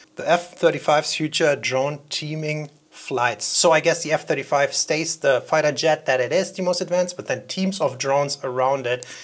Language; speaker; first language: English; non-native, fluent; German